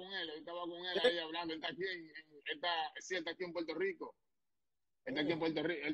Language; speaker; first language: Spanish; native; Spanish